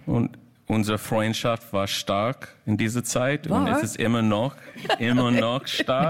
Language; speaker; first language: German; non-native, learner; English